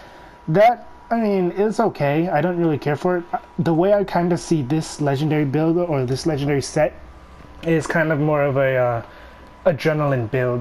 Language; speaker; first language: English; native; English